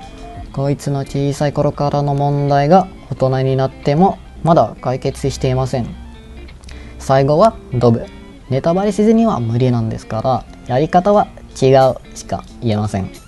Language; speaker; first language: Japanese; non-native, fluent; Malay